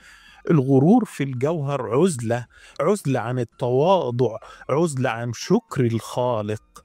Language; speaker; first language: Arabic; native; Arabic